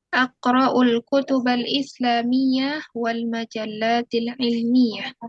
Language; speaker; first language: Arabic; non-native, fluent; Indonesian